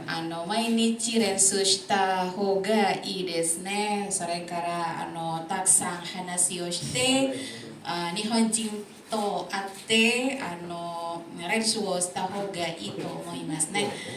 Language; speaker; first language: Japanese; non-native, fluent; Indonesian